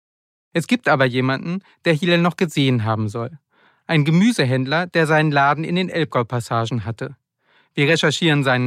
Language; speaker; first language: German; native; German